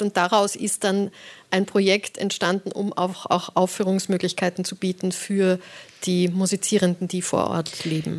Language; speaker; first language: German; native; German